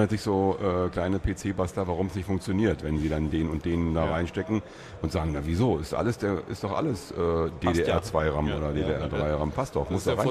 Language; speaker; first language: German; native; German